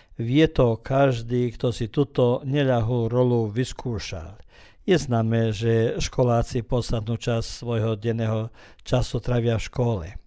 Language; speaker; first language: Slovak; early bilingual, heritage; Slovak